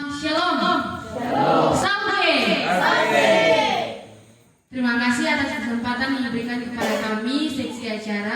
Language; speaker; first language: Indonesian; native; Indonesian